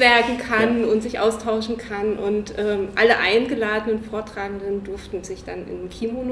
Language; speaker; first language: German; native; German